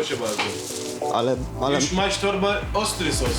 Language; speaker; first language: Polish; non-native, learner; Turkish